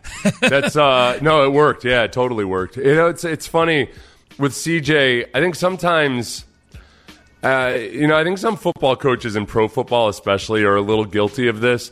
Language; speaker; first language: English; native; English